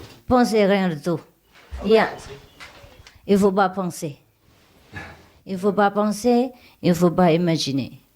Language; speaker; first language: French; non-native, learner; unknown